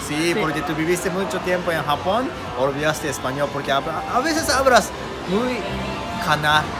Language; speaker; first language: Spanish; non-native, learner; Japanese